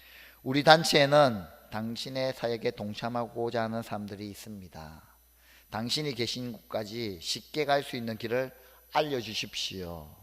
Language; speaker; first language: Korean; native; Korean